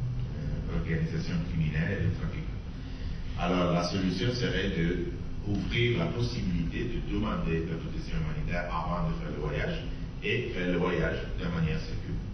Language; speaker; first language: French; non-native, fluent; Italian